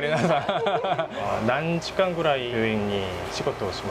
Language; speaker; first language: Japanese; non-native, learner; Korean